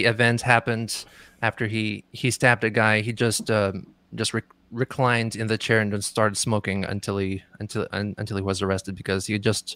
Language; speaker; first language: English; native; English